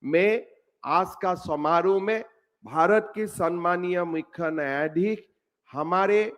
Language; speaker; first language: Hindi; non-native, local second language; Assamese